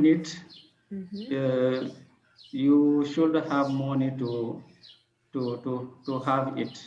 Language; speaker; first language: English; non-native, learner; French